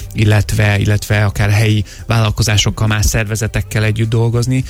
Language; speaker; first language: Hungarian; native; Hungarian